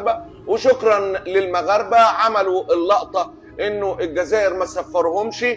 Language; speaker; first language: Arabic; native; Arabic